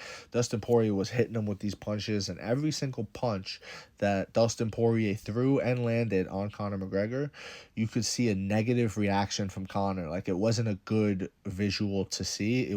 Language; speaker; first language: English; native; English